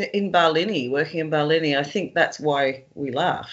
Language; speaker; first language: English; native; English